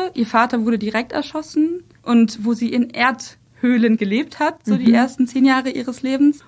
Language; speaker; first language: German; early bilingual, other home language; Russian